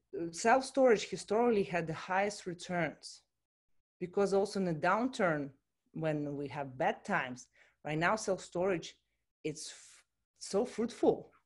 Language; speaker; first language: English; non-native, fluent; Russian